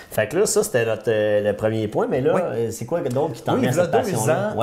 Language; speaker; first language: French; native; French